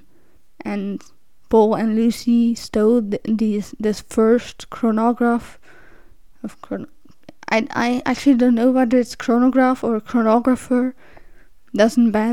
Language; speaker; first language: English; non-native, fluent; Dutch